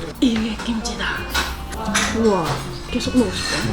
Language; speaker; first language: Korean; non-native, learner; Filipino